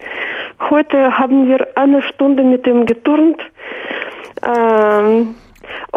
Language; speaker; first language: German; non-native, fluent; Russian